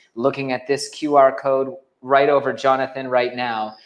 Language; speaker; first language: English; native; English